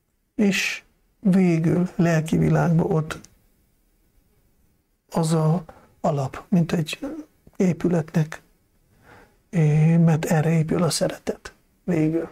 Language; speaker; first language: Hungarian; non-native, fluent; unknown